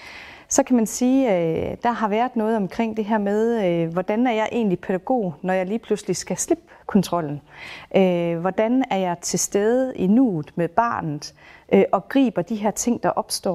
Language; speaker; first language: Danish; native; Danish